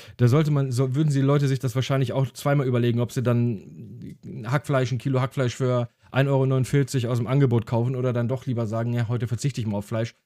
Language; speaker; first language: German; early bilingual, other home language; Hungarian